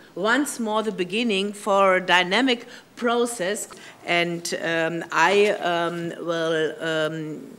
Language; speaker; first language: English; non-native, learner; German